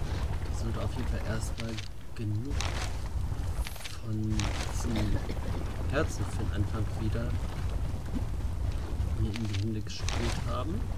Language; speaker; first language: German; native; German